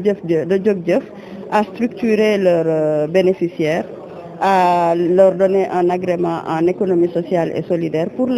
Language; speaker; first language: French; native; French